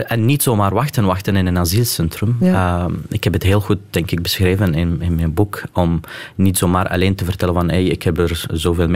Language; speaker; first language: Dutch; non-native, local second language; Arabic